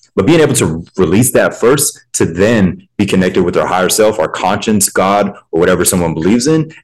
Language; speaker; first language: English; native; English